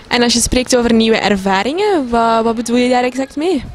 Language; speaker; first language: Dutch; native; Dutch